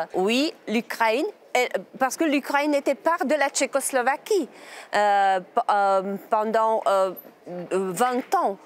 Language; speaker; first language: French; non-native, learner; Czech